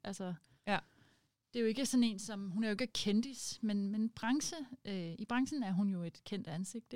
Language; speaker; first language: Danish; native; Danish